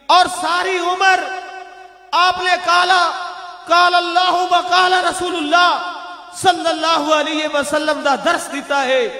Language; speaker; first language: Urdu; non-native, local second language; Punjabi